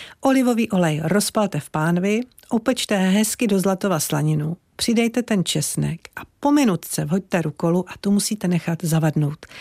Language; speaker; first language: Czech; native; Czech